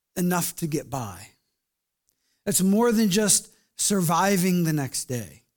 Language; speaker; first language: English; native; English